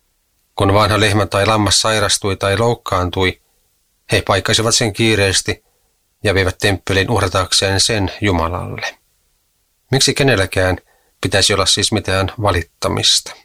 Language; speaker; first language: Finnish; native; Finnish